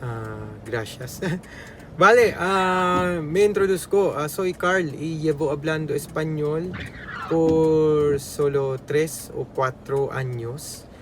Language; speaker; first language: Spanish; non-native, learner; Filipino